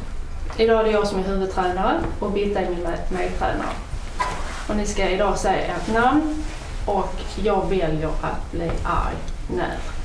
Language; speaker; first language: Swedish; native; Swedish